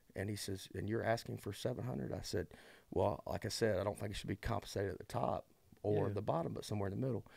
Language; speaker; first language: English; native; English